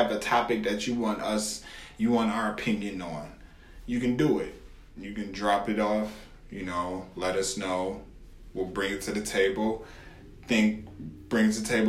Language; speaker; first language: English; native; English